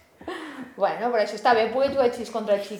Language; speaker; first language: Catalan; native; Catalan